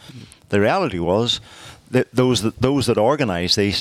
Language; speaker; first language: English; native; English